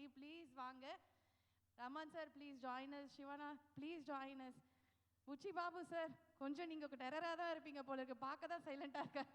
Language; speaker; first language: Tamil; native; Tamil